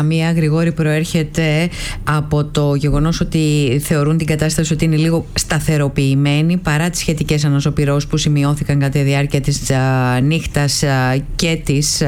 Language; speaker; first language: Greek; native; Greek